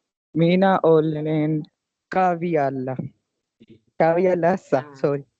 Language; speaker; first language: Finnish; non-native, learner; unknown